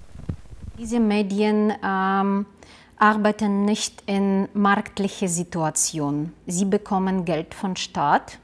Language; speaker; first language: German; non-native, learner; Russian